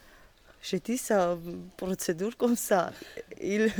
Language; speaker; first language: French; non-native, learner; Georgian